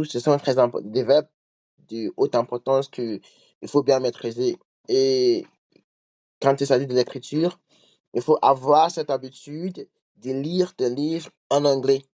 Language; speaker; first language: French; non-native, learner; English